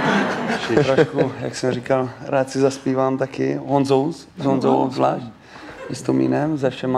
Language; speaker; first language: Czech; native; Czech